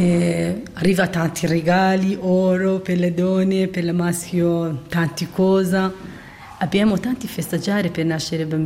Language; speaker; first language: Italian; non-native, learner; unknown